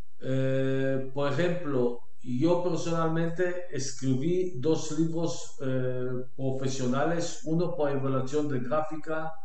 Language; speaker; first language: Spanish; non-native, learner; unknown